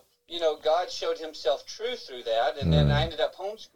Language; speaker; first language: English; native; English